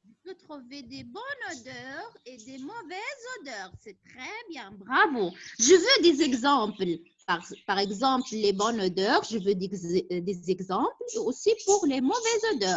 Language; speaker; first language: French; non-native, local second language; Arabic